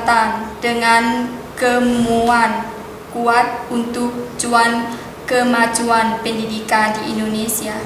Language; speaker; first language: Indonesian; non-native, learner; Lao